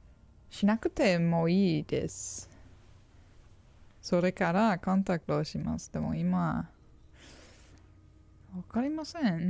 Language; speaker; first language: Japanese; non-native, learner; English